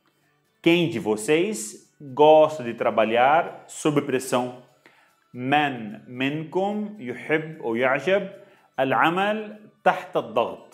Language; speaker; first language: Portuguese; non-native, fluent; Arabic